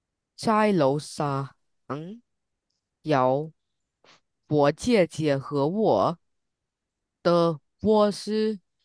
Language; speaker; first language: Chinese; non-native, learner; Vietnamese